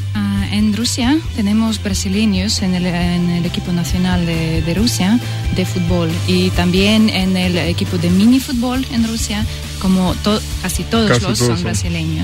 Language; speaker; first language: Spanish; non-native, learner; Russian